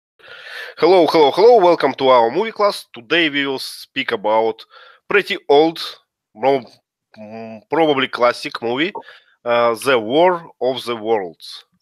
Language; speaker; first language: English; non-native, fluent; Russian